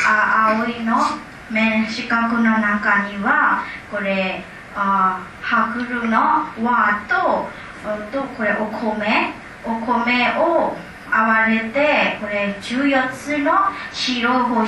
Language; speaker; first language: Japanese; non-native, learner; Burmese